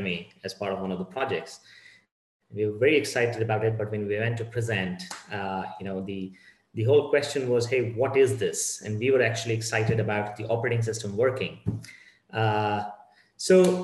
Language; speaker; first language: English; non-native, local second language; Kannada